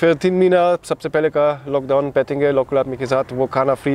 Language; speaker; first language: Hindi; non-native, learner; German